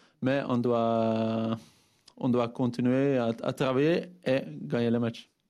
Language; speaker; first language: French; non-native, fluent; Dutch